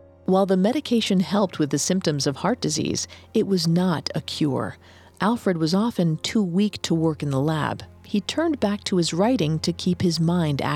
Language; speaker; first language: English; native; English